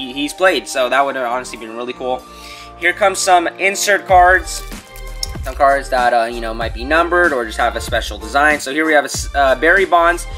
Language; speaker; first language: English; native; English